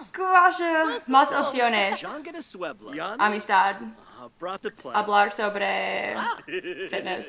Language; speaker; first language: Spanish; non-native, learner; English